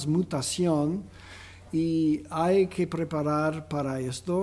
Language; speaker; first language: Spanish; non-native, fluent; English